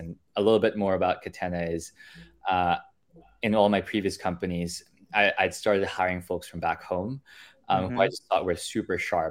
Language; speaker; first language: English; non-native, local second language; Filipino